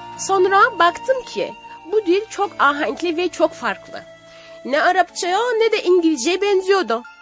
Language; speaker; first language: Turkish; non-native, fluent; Arabic